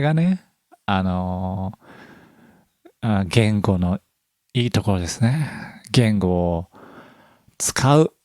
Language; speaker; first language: Japanese; native; Japanese